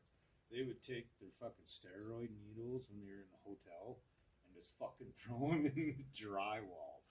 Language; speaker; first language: English; native; English